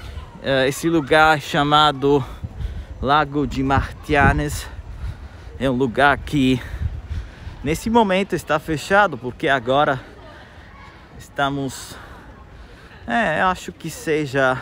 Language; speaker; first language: Portuguese; non-native, fluent; Italian